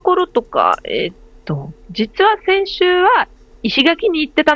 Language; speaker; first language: Japanese; non-native, learner; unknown